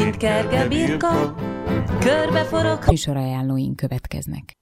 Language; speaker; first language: Hungarian; native; Hungarian